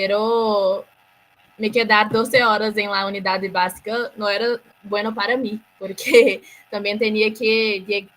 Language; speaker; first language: Spanish; non-native, learner; Portuguese